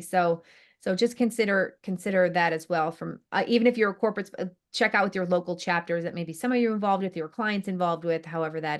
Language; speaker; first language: English; native; English